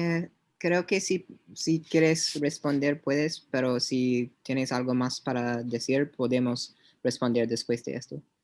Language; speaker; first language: Spanish; non-native, learner; English